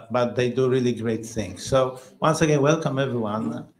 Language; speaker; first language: English; non-native, fluent; Polish